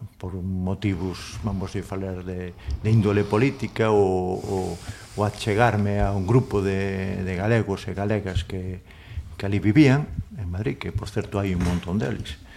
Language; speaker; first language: Galician; non-native, local second language; Spanish